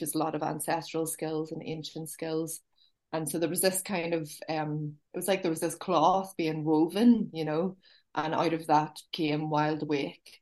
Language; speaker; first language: English; native; English